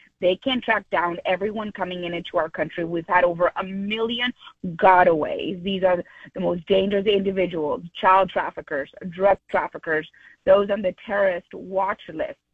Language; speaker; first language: English; early bilingual, other home language; Spanish